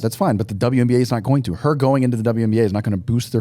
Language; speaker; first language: English; native; English